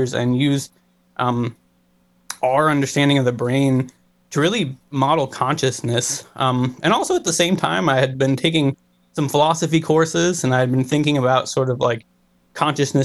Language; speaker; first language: English; native; English